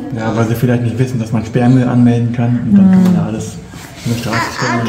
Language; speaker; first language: German; native; German